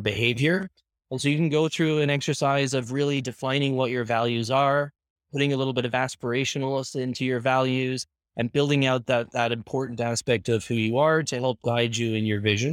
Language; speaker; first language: English; native; English